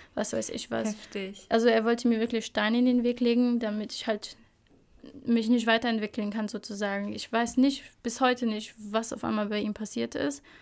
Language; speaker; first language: German; early bilingual, other home language; Albanian